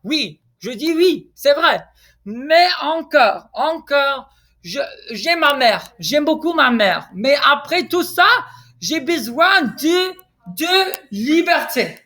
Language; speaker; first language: French; non-native, fluent; English